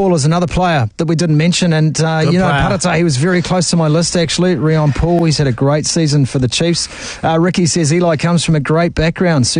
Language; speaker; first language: English; native; English